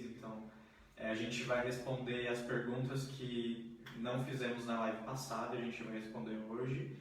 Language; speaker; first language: Portuguese; native; Portuguese